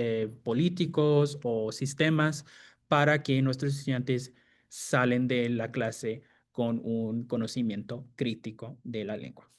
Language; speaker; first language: Spanish; non-native, fluent; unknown